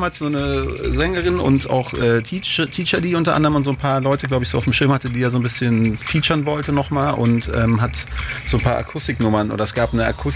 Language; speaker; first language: German; native; German